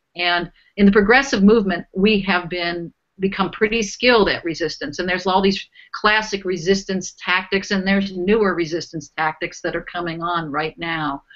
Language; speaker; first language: English; native; English